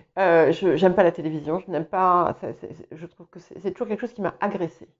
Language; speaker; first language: French; early bilingual, other home language; English